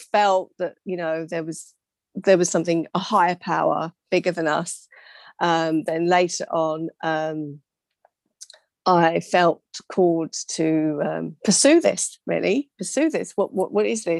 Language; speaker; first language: English; native; English